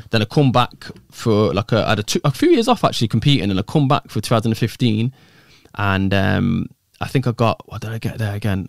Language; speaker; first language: English; native; English